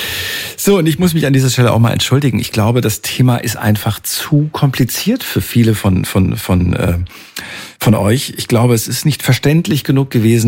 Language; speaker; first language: German; native; German